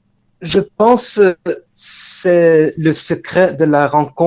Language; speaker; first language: French; non-native, fluent; Dutch